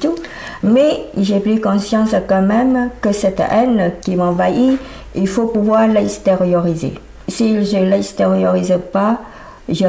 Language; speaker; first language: French; non-native, fluent; Khmer